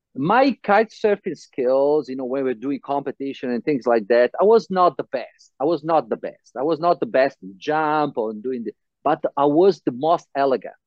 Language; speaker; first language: English; non-native, fluent; Italian